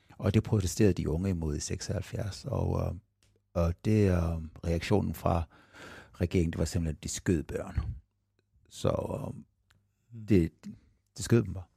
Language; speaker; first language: Danish; non-native, fluent; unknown